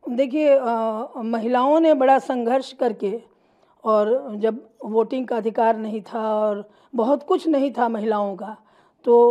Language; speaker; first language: Hindi; native; Hindi